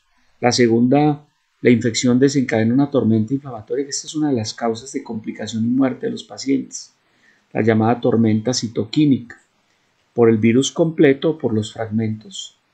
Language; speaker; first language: Spanish; native; Spanish